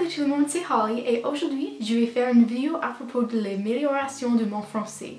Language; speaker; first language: French; non-native, learner; English